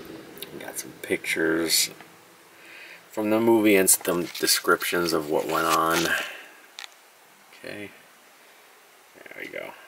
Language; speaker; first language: English; native; English